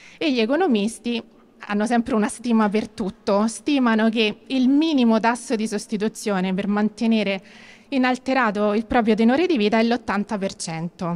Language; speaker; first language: Italian; native; Italian